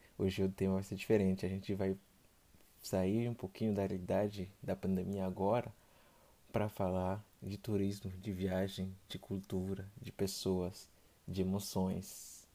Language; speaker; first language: Portuguese; non-native, fluent; Haitian Creole